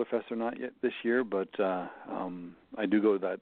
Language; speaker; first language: English; native; English